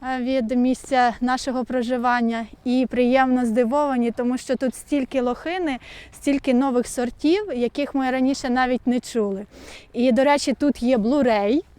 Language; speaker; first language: Ukrainian; native; Ukrainian